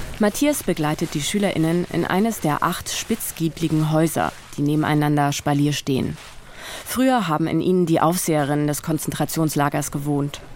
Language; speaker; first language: German; native; German